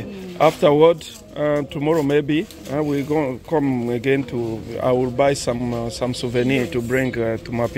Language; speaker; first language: English; non-native, learner; Lingala